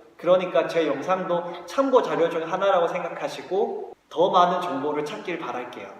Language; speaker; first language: Korean; native; Korean